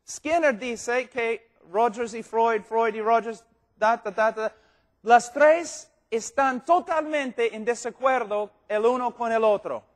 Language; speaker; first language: Spanish; non-native, fluent; English